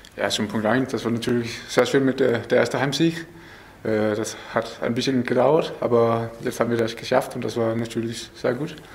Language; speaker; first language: German; non-native, learner; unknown